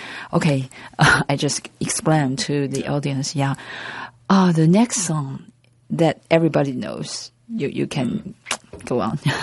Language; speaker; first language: English; non-native, learner; Chinese